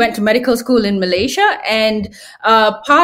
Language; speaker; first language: English; non-native, local second language; Tamil